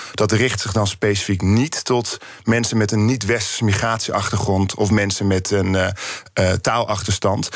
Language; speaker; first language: Dutch; native; Dutch